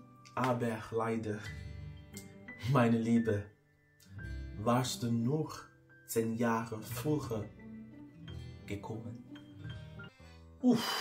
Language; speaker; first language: German; non-native, learner; English